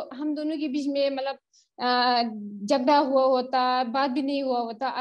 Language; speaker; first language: Hindi; native; Hindi